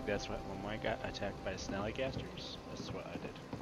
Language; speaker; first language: English; native; English